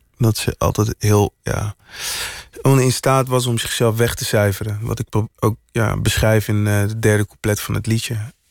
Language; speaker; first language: Dutch; early bilingual, other home language; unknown